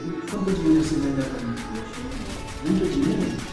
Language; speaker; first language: Portuguese; non-native, learner; Haitian Creole